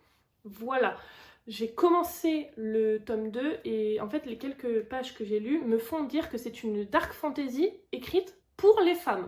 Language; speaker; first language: French; native; French